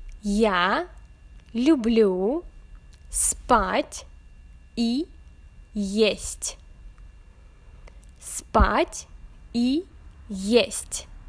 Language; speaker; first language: Russian; non-native, learner; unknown